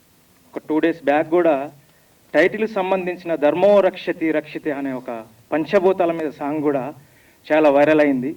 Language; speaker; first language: Telugu; native; Telugu